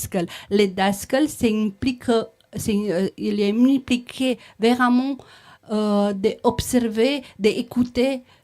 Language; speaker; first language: French; non-native, learner; Romanian